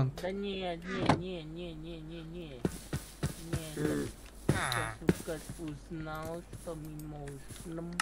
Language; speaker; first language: Russian; non-native, learner; English